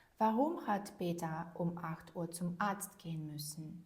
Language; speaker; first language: German; non-native, fluent; Ukrainian